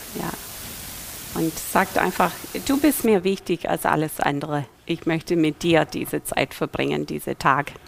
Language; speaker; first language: German; non-native, fluent; English